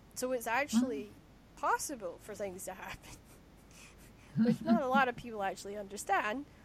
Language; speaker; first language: English; native; English